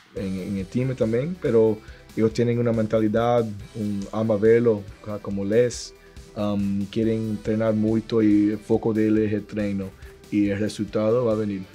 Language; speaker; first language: Portuguese; non-native, learner; Spanish